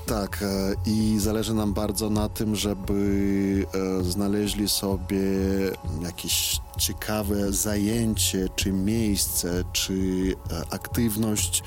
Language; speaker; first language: Polish; non-native, fluent; Belarusian